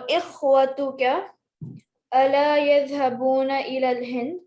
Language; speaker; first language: Arabic; non-native, learner; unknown